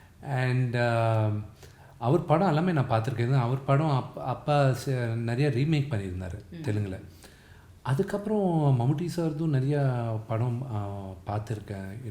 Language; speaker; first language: Tamil; non-native, local second language; Telugu